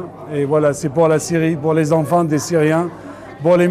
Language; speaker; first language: French; non-native, fluent; Arabic